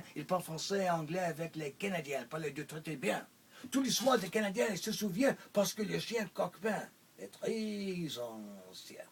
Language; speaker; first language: French; non-native, local second language; English